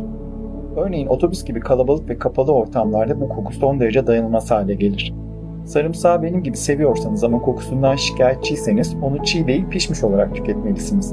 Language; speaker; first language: Turkish; native; Turkish